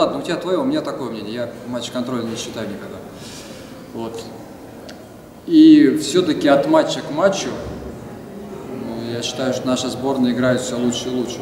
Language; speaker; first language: Russian; native; Russian